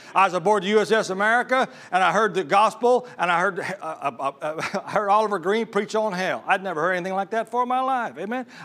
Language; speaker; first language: English; native; English